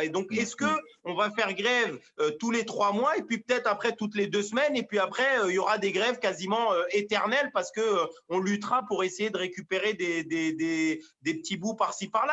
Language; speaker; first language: French; native; French